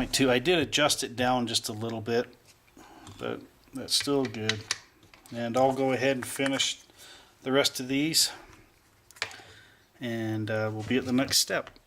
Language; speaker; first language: English; native; English